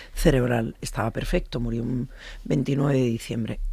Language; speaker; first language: Spanish; native; Spanish